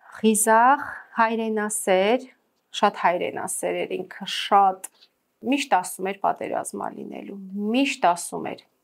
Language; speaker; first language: Armenian; native; Armenian